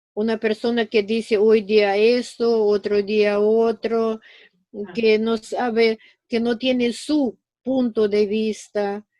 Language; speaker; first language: Spanish; non-native, fluent; Russian